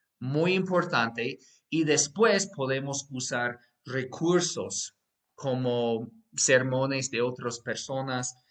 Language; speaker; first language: Spanish; non-native, fluent; English